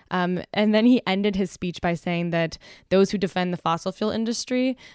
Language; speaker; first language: English; native; English